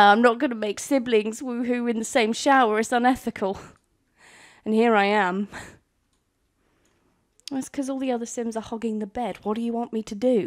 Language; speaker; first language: English; native; English